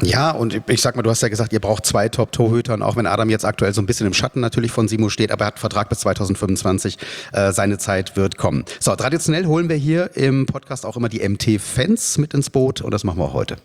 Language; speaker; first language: German; native; German